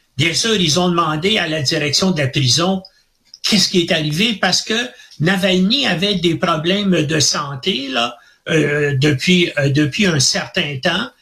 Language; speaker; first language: French; native; French